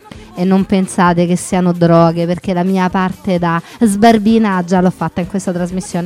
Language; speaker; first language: Italian; native; Italian